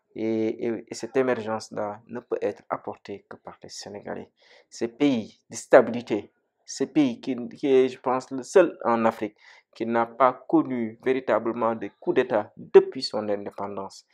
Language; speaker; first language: French; non-native, local second language; Wolof